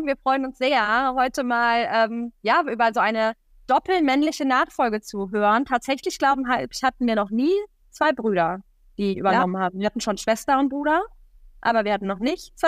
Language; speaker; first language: German; native; German